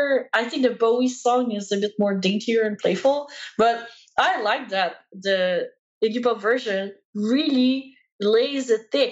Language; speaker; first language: English; non-native, fluent; French